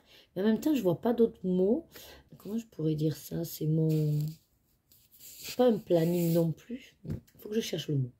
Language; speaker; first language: French; native; French